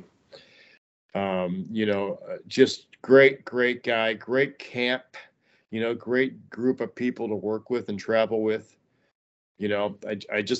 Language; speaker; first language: English; native; English